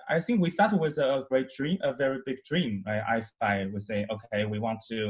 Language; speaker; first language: English; non-native, fluent; Chinese